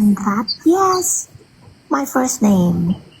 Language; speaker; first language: English; non-native, learner; Thai